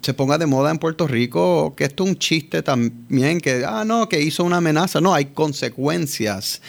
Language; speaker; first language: Spanish; early bilingual, heritage; Spanish